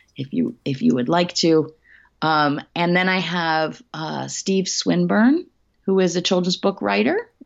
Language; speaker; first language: English; native; English